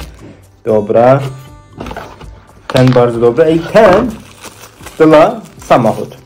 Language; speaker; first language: Polish; non-native, learner; Turkish